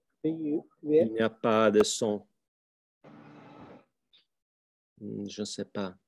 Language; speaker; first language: French; non-native, learner; English